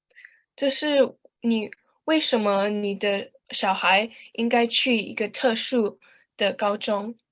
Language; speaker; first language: Chinese; early bilingual, heritage; Chinese